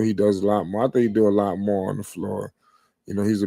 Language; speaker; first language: English; native; English